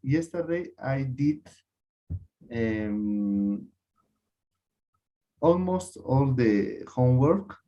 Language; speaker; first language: English; non-native, learner; Spanish